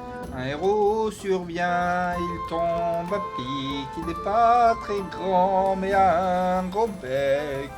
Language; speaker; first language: French; native; French